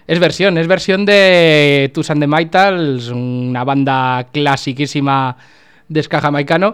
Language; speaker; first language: Spanish; native; Spanish